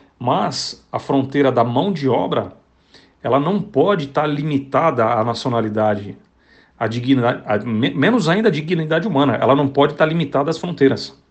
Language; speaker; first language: Portuguese; native; Portuguese